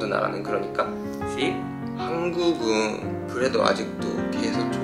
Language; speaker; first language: Korean; non-native, fluent; Japanese